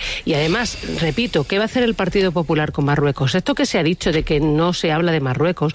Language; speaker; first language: Spanish; native; Spanish